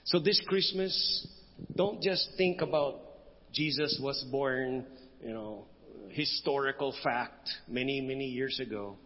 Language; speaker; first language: English; non-native, local second language; Filipino